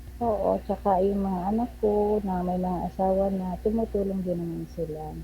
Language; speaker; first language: Filipino; non-native, local second language; Bikol